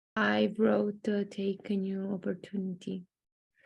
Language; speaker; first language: English; non-native, learner; Italian